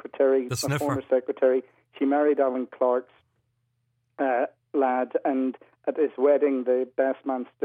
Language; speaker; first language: English; native; English